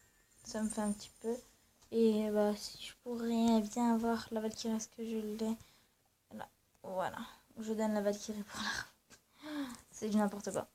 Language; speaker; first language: French; native; French